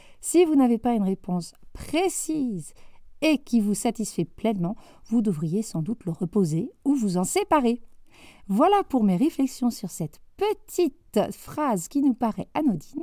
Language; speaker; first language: French; native; French